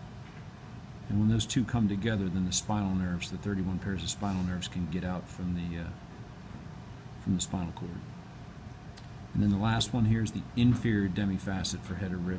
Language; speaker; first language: English; native; English